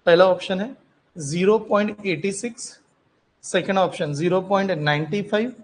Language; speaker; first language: Hindi; non-native, local second language; Marathi